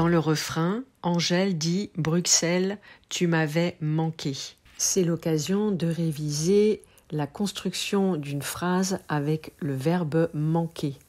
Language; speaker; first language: French; native; French